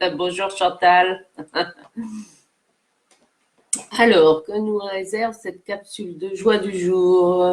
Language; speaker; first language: French; native; French